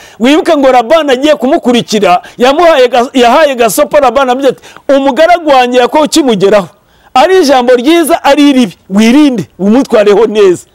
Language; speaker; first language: Kinyarwanda; early bilingual, heritage; Kinyarwanda